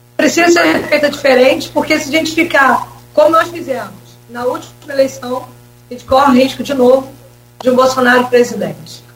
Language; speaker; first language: Portuguese; native; Portuguese